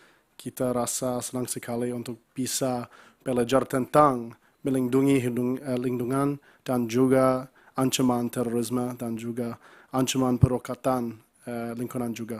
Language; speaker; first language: Indonesian; non-native, learner; English